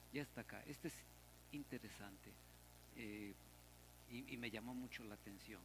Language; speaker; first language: Spanish; native; Spanish